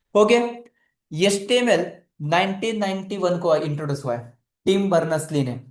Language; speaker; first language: Hindi; non-native, local second language; Marathi